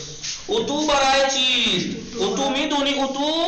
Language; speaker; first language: Persian; non-native, fluent; Urdu